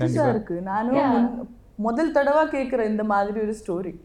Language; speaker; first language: Tamil; non-native, learner; Malayalam